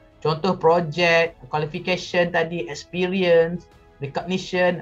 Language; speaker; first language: English; non-native, local second language; Malay